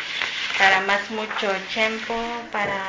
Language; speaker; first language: Spanish; non-native, learner; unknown